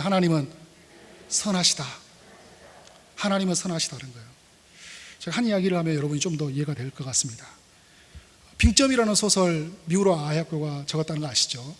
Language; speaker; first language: Korean; native; Korean